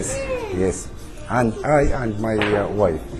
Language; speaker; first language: English; non-native, learner; Arabic